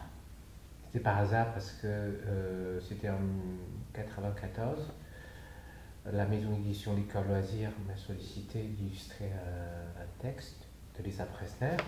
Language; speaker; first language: French; non-native, fluent; Chinese